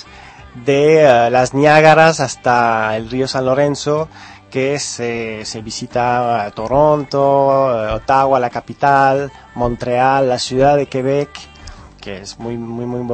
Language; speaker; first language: Spanish; early bilingual, heritage; Spanish